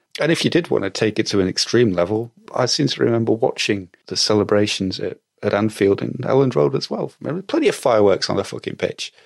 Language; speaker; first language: English; native; English